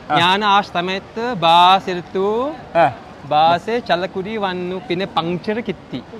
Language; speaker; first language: Malayalam; non-native, learner; Chinese